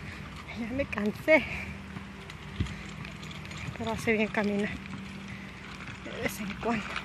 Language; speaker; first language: Spanish; native; Spanish